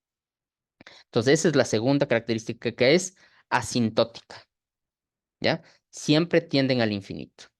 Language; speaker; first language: Spanish; native; Spanish